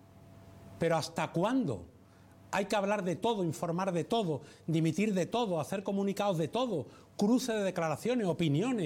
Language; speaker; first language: Spanish; native; Spanish